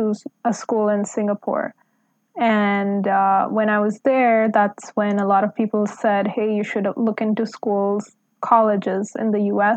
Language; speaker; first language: English; non-native, local second language; Hindi